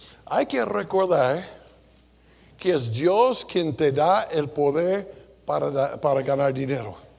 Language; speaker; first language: Spanish; non-native, fluent; English